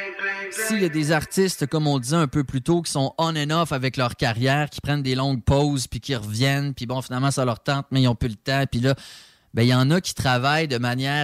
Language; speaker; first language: French; native; French